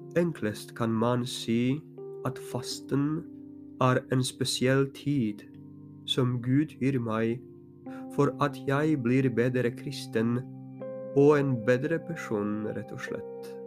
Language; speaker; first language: Norwegian; non-native, fluent; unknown